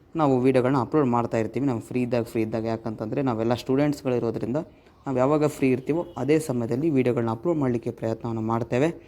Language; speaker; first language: Kannada; native; Kannada